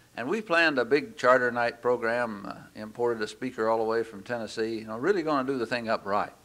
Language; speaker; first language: English; native; English